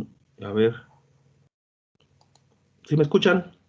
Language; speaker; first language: Spanish; native; Spanish